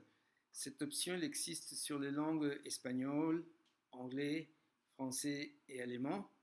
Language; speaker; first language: French; non-native, fluent; Spanish